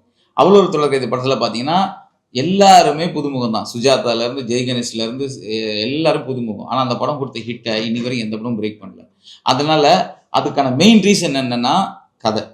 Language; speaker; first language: Tamil; native; Tamil